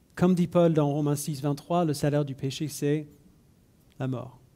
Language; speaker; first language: French; non-native, fluent; English